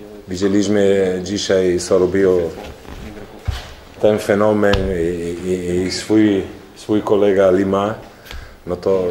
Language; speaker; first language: Polish; non-native, learner; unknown